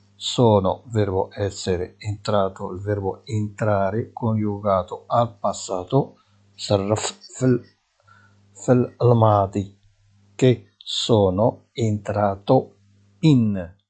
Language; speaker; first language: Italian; non-native, fluent; Arabic